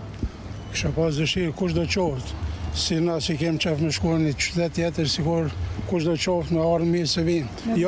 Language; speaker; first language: Albanian; native; Albanian